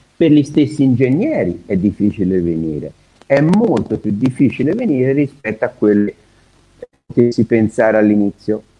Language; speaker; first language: Italian; native; Italian